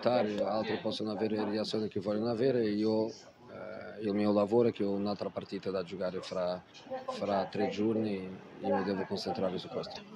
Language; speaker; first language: Italian; non-native, fluent; Portuguese